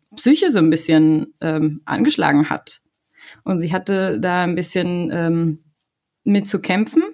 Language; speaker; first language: German; non-native, fluent; Spanish